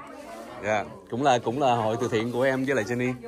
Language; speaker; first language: Vietnamese; early bilingual, heritage; Vietnamese